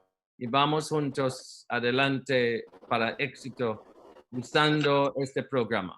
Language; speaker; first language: Spanish; non-native, learner; Portuguese